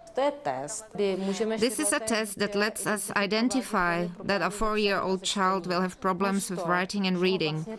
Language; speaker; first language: English; non-native, fluent; Czech